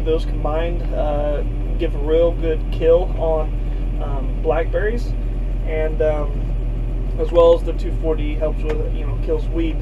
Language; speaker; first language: English; native; English